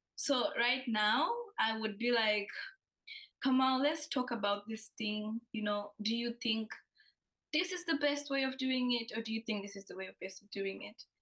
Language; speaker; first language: English; non-native, local second language; Swahili